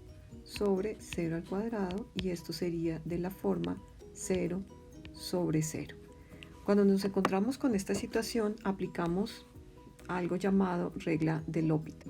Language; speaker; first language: Spanish; native; Spanish